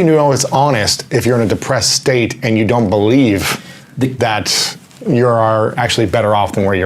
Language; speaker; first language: English; native; English